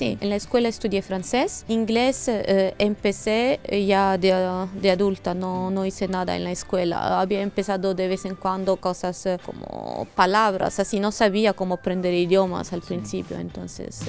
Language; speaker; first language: Spanish; non-native, fluent; Italian